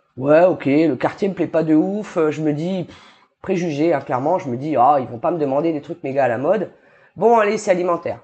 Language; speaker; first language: French; native; French